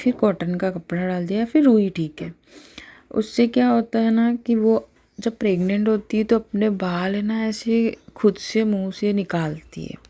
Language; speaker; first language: Hindi; native; Hindi